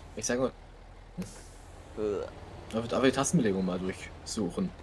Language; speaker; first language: German; native; German